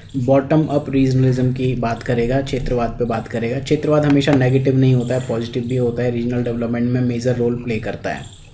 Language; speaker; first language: Hindi; native; Hindi